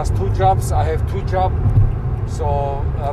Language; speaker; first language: English; non-native, learner; Armenian